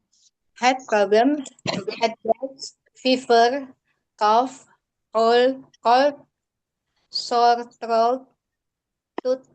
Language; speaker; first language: English; non-native, learner; Indonesian